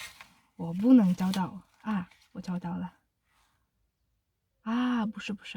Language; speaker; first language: Chinese; non-native, learner; Kazakh